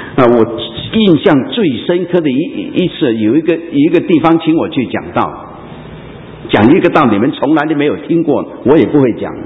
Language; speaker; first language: Chinese; non-native, local second language; Cantonese